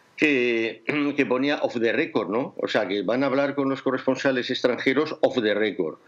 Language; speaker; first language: Spanish; native; Spanish